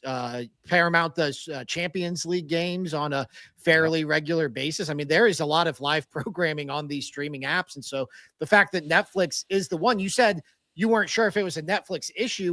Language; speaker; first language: English; native; English